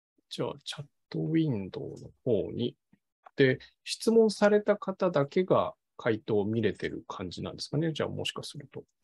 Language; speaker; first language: Japanese; native; Japanese